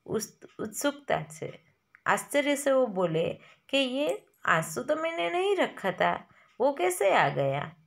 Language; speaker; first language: Hindi; non-native, local second language; Gujarati